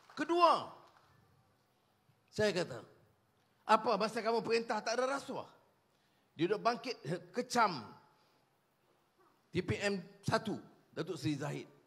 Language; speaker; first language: Malay; native; Malay